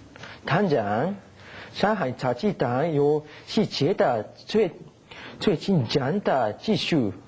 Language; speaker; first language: Chinese; non-native, learner; Japanese